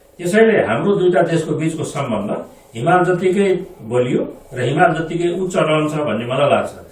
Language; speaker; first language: Nepali; native; Nepali